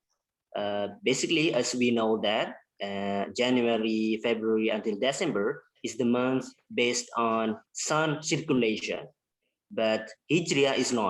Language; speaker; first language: English; non-native, fluent; Indonesian